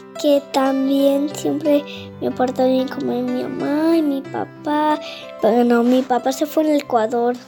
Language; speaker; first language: Spanish; early bilingual, heritage; Spanish